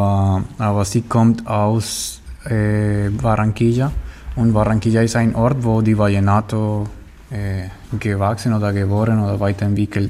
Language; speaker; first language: German; non-native, learner; Spanish